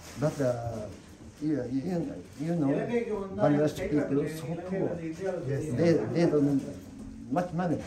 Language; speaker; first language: English; non-native, learner; Japanese